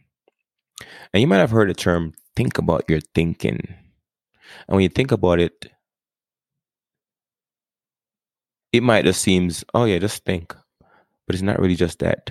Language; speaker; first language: English; non-native, local second language; Jamaican Creole English